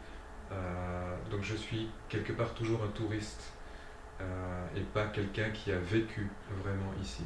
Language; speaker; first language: French; native; French